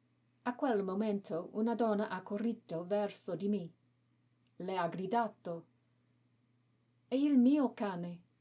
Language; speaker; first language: Italian; non-native, learner; English